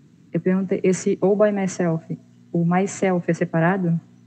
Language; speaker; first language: Portuguese; native; Portuguese